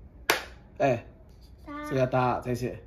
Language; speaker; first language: Chinese; native; Chinese